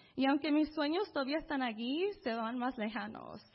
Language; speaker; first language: Spanish; early bilingual, heritage; Spanish